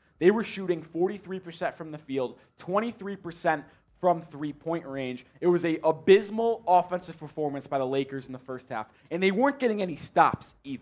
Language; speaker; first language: English; native; English